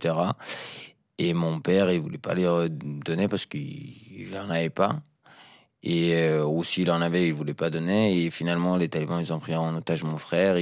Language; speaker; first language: French; non-native, fluent; Persian